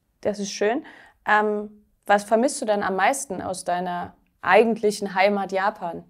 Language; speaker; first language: German; native; German